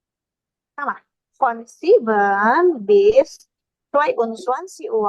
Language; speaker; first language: German; non-native, learner; Indonesian